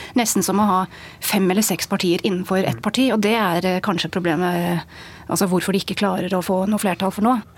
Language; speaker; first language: Norwegian; non-native, fluent; English